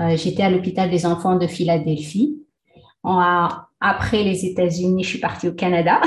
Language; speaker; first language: French; non-native, local second language; Arabic